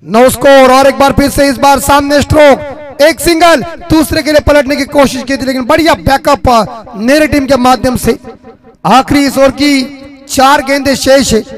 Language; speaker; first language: Hindi; non-native, local second language; Marathi